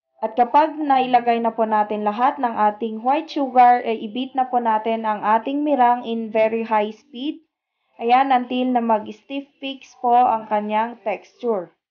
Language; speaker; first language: Filipino; native; Filipino